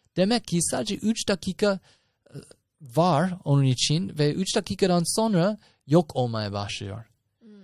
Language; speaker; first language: Turkish; non-native, fluent; English